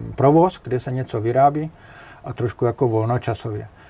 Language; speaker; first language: Czech; native; Czech